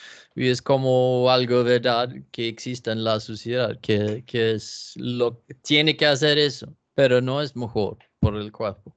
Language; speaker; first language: Spanish; non-native, fluent; Swedish